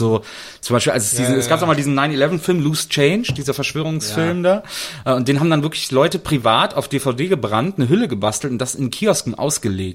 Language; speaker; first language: German; native; German